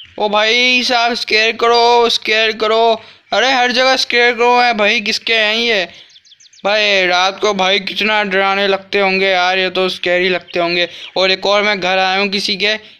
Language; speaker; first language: Hindi; native; Hindi